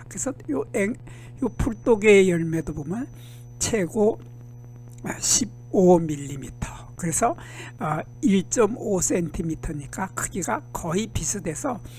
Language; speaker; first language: Korean; native; Korean